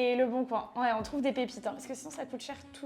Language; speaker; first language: French; native; French